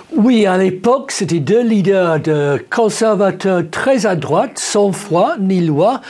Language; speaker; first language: French; non-native, fluent; English